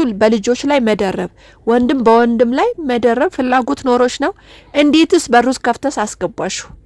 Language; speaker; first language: Amharic; non-native, local second language; Oromo